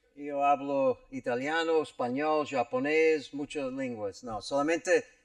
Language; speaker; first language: Spanish; non-native, learner; English